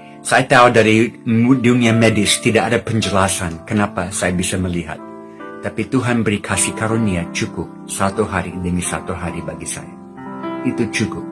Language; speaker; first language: Indonesian; non-native, fluent; English